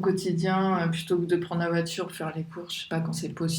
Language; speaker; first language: French; native; French